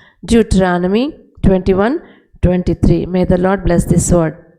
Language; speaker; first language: English; non-native, local second language; Telugu